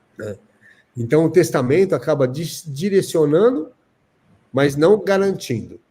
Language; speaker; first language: Portuguese; native; Portuguese